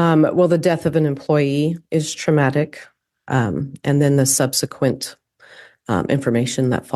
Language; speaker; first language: English; native; English